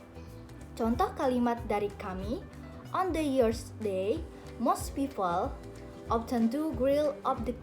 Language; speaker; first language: English; non-native, learner; Indonesian